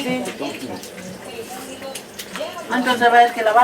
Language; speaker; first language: Spanish; non-native, learner; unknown